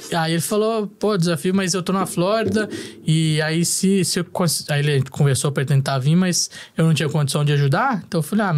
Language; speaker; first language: Portuguese; native; Portuguese